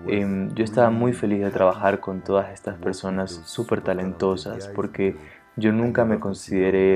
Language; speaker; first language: Spanish; non-native, fluent; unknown